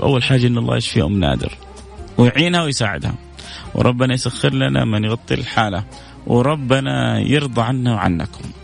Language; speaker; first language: Arabic; native; Arabic